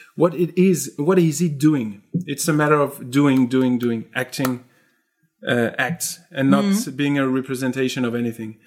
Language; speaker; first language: English; non-native, fluent; French